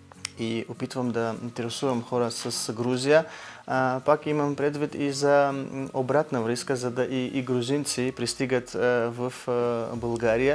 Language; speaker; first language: Bulgarian; non-native, learner; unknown